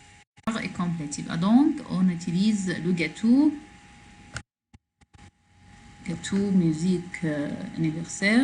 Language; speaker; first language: French; non-native, learner; Arabic